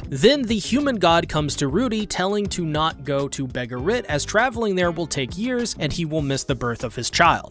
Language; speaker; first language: English; native; English